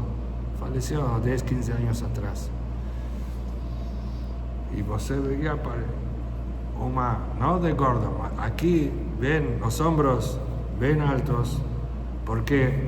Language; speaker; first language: Portuguese; non-native, fluent; Spanish